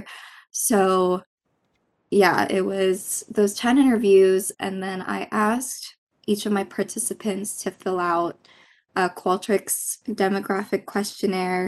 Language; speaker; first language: English; non-native, local second language; Filipino